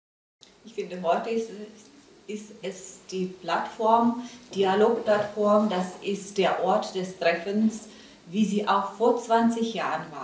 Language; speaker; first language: German; non-native, fluent; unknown